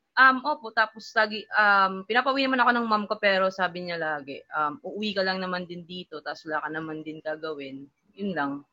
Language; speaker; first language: Filipino; non-native, local second language; Hiligaynon